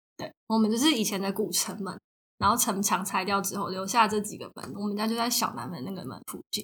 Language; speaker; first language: Chinese; native; Chinese